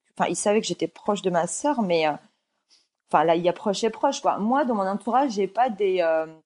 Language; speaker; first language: French; early bilingual, other home language; Georgian